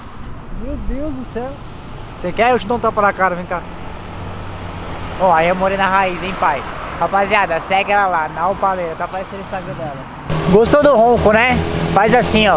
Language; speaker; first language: Portuguese; native; Portuguese